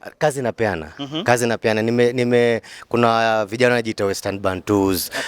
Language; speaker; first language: Swahili; native; Swahili